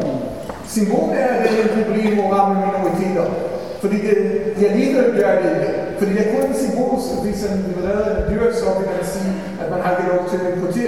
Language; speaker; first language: Danish; non-native, fluent; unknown